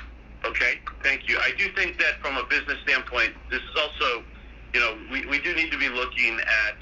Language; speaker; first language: English; native; English